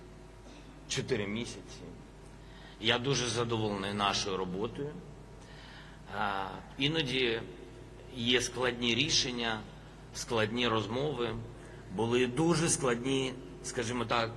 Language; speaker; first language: Ukrainian; non-native, local second language; Russian